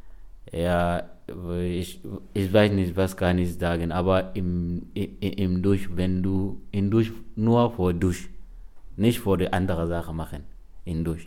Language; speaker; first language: German; non-native, learner; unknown